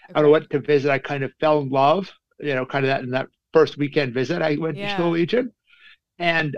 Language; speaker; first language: English; native; English